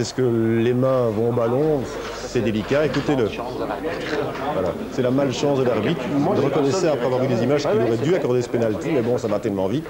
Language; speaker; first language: French; native; French